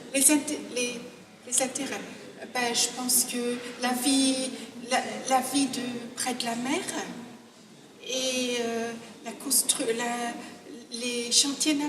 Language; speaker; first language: French; non-native, fluent; English